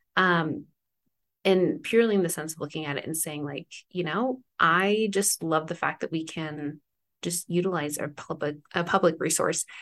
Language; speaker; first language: English; native; English